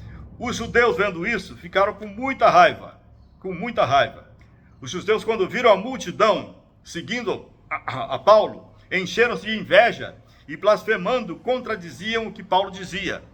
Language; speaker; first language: Portuguese; native; Portuguese